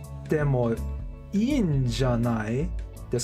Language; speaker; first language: Japanese; non-native, learner; English